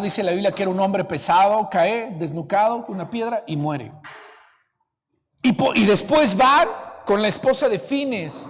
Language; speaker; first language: Spanish; native; Spanish